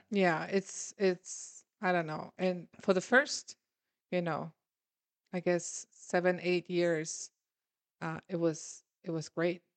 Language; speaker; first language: English; non-native, fluent; German